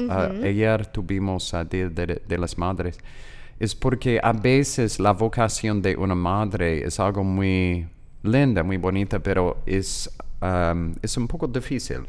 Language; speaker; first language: Spanish; non-native, learner; English